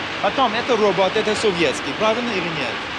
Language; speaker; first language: Russian; non-native, fluent; English